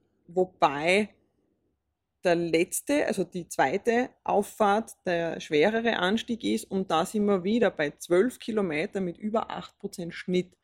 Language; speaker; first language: German; native; German